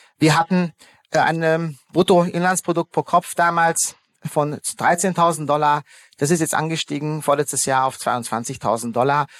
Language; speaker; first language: German; early bilingual, other home language; Hungarian